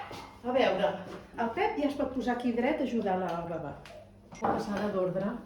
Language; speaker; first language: Catalan; native; Catalan